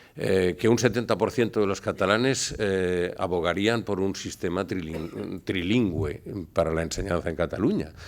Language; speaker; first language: Spanish; native; Spanish